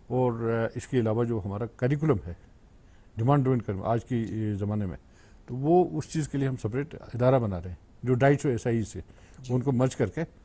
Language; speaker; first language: Urdu; non-native, local second language; Kashmiri